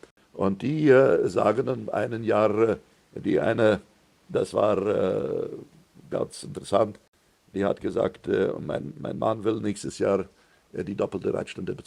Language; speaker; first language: German; non-native, local second language; Plautdietsch